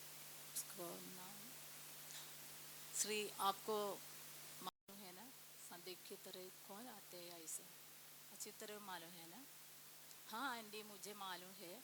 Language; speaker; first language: Hindi; non-native, local second language; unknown